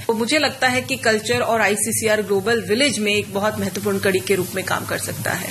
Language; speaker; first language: Hindi; native; Hindi